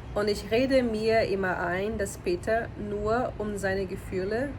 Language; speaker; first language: German; non-native, learner; Portuguese